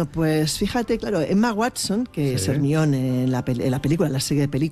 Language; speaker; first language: Spanish; native; Spanish